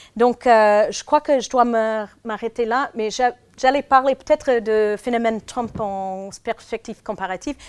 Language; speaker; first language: French; non-native, fluent; English